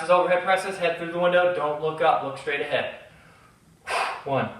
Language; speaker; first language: English; native; English